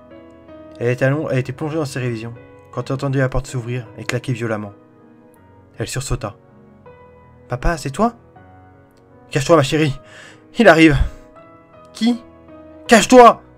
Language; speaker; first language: French; native; French